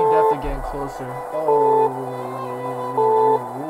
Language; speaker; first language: English; native; English